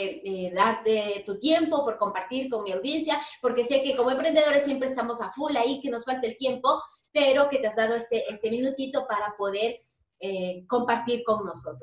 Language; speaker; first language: Spanish; native; Spanish